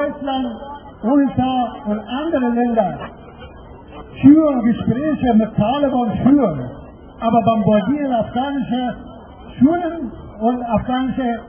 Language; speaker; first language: German; non-native, fluent; Persian